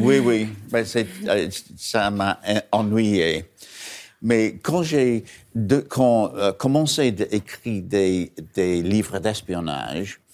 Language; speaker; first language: French; non-native, learner; English